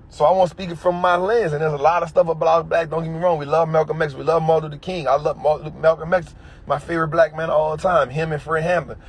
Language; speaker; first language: English; native; English